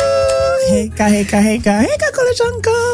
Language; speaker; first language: Polish; non-native, learner; English